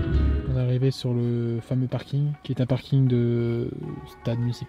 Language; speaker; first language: French; native; French